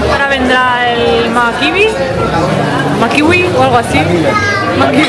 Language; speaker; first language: Spanish; native; Spanish